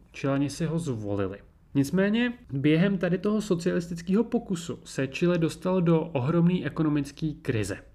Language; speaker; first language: Czech; native; Czech